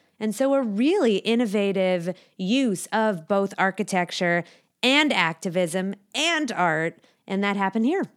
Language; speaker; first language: English; native; English